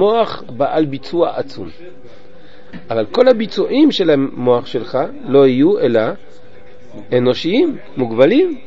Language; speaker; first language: Hebrew; non-native, fluent; French